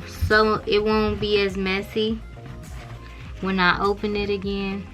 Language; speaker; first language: English; native; English